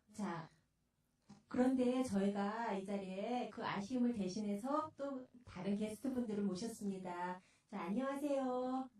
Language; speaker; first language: Korean; native; Korean